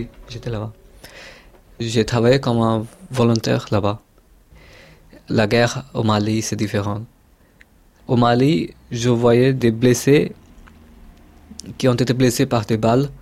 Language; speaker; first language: French; non-native, fluent; Bangla